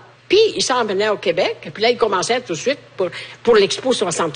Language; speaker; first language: French; native; French